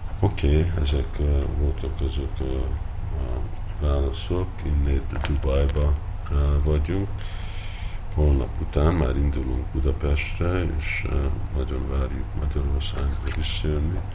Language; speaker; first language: Hungarian; early bilingual, heritage; Hungarian